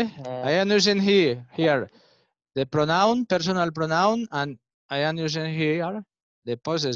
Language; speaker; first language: English; non-native, learner; Spanish